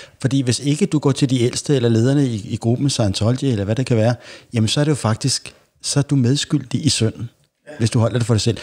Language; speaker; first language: Danish; native; Danish